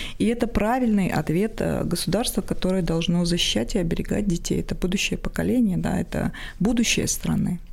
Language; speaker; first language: Russian; non-native, local second language; Tajik